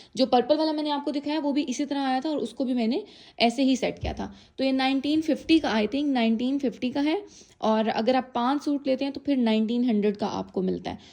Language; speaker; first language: Urdu; native; Urdu